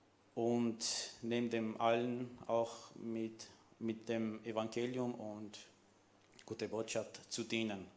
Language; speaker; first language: German; non-native, fluent; Armenian